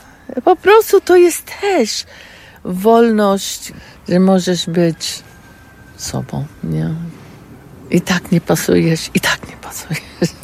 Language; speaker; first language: Polish; non-native, learner; English